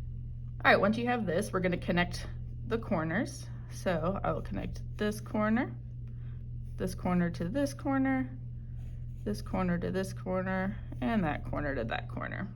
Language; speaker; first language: English; native; English